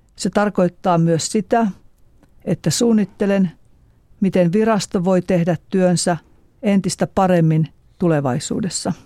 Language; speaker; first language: Finnish; native; Finnish